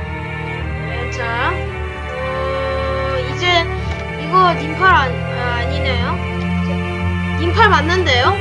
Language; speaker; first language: Korean; native; Korean